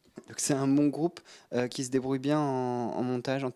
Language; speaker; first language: French; native; French